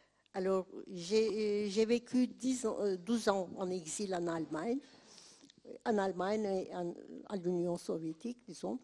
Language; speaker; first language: French; non-native, fluent; Turkish